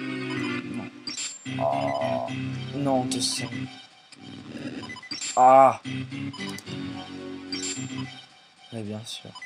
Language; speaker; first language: French; native; French